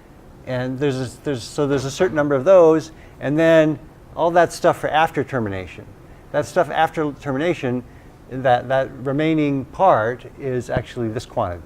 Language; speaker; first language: English; native; English